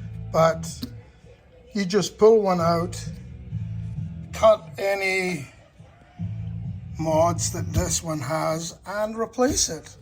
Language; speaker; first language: English; native; English